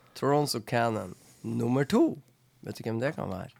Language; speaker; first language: Norwegian; non-native, fluent; English